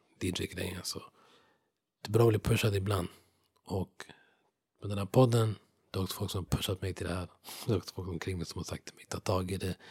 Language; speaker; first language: Swedish; non-native, fluent; English